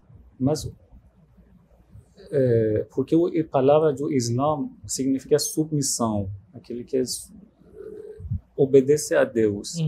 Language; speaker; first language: Portuguese; non-native, learner; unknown